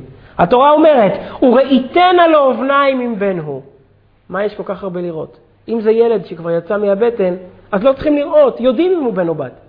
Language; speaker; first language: Hebrew; native; Hebrew